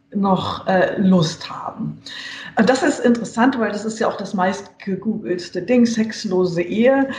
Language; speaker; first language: German; native; German